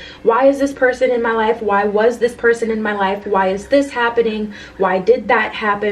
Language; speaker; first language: English; native; English